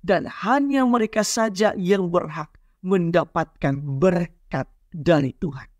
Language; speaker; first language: Indonesian; native; Indonesian